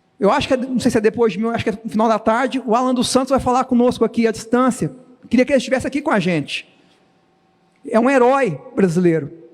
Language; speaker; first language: Portuguese; native; Portuguese